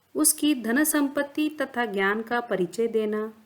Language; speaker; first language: Hindi; non-native, local second language; Kannada